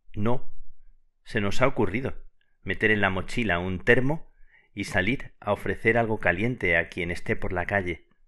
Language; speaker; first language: Spanish; native; Spanish